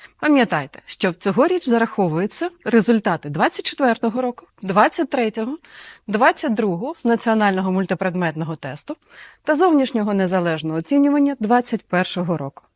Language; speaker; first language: Ukrainian; native; Ukrainian